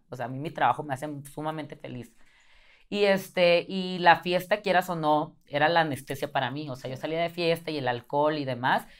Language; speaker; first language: Spanish; native; Spanish